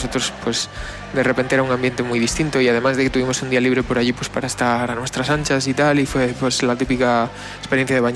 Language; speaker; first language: Spanish; native; Spanish